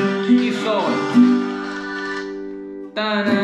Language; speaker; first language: Spanish; native; Spanish